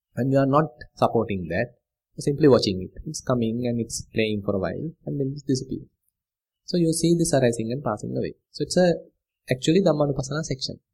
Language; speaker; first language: English; non-native, local second language; Sinhala